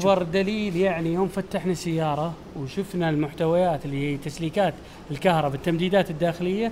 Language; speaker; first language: Arabic; native; Arabic